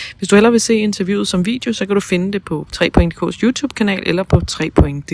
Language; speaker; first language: Danish; native; Danish